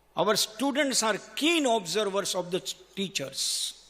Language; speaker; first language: English; non-native, local second language; Gujarati